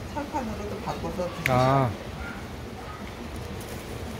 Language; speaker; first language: Korean; native; Korean